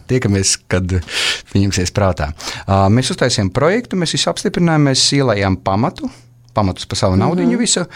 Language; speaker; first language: Latvian; native; Latvian